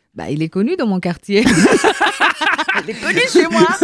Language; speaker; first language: French; non-native, fluent; Indonesian